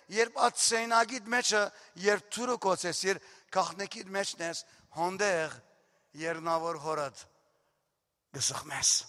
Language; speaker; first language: Armenian; early bilingual, heritage; Armenian